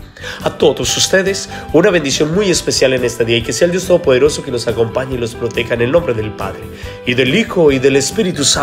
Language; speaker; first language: Spanish; native; Spanish